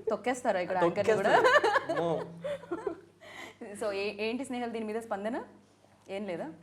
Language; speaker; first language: Telugu; native; Telugu